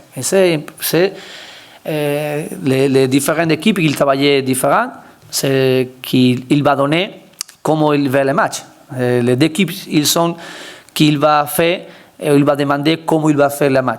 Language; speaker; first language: French; non-native, learner; Spanish